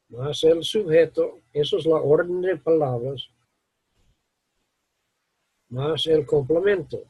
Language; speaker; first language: Spanish; non-native, learner; English